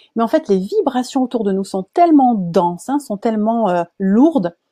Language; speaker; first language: French; native; French